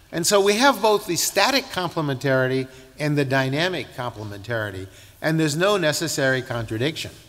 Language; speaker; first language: English; native; English